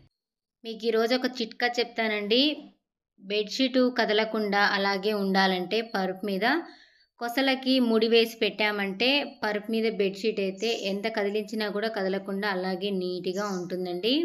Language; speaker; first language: Telugu; native; Telugu